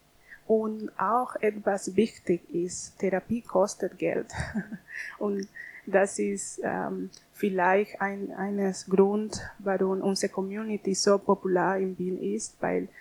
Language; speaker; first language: German; non-native, learner; Spanish